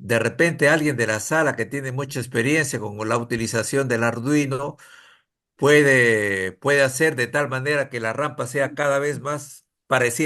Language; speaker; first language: Spanish; native; Spanish